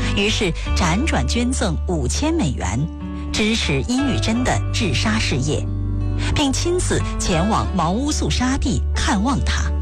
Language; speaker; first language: Chinese; native; Chinese